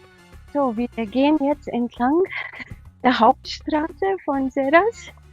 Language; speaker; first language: German; non-native, fluent; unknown